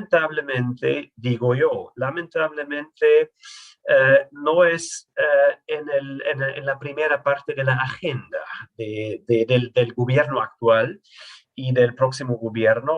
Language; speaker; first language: Spanish; non-native, fluent; German